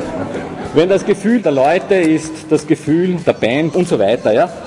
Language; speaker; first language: German; native; German